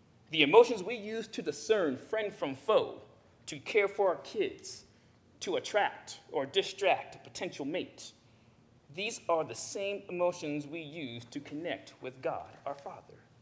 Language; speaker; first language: English; native; English